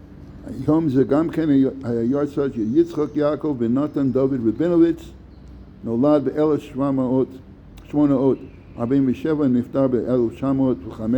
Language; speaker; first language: Hebrew; non-native, fluent; English